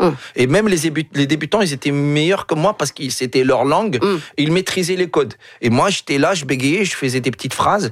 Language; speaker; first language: French; non-native, local second language; Arabic